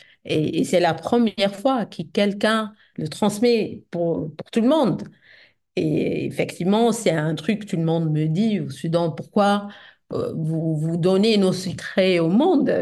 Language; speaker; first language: French; non-native, fluent; Arabic